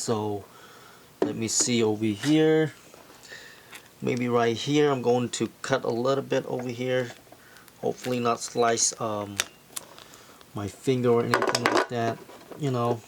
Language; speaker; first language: English; non-native, fluent; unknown